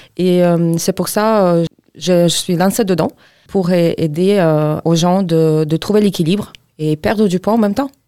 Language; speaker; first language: French; non-native, fluent; Ukrainian